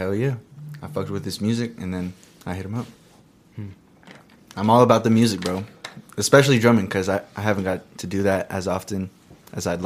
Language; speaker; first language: English; early bilingual, other home language; Spanish